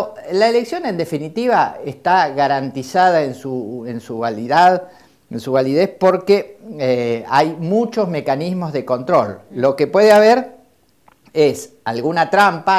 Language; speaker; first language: Spanish; native; Spanish